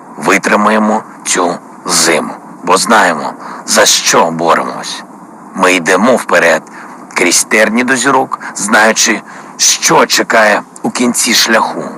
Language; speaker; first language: Ukrainian; non-native, local second language; Russian